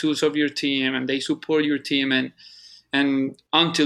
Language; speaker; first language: English; non-native, fluent; Spanish